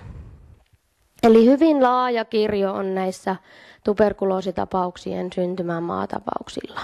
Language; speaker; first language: Finnish; native; Finnish